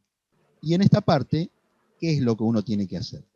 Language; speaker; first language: Spanish; native; Spanish